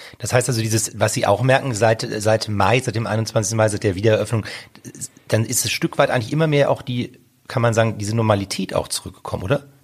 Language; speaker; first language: German; native; German